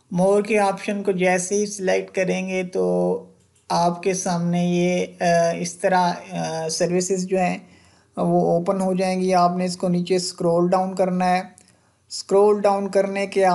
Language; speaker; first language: Hindi; non-native, local second language; Punjabi